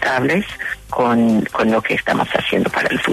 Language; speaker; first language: Spanish; non-native, fluent; English